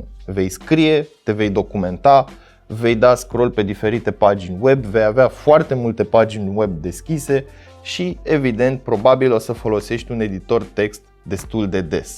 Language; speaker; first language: Romanian; native; Romanian